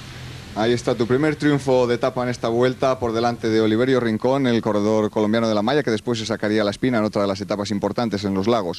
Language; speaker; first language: Spanish; native; Spanish